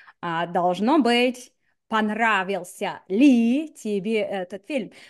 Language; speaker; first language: Russian; non-native, fluent; English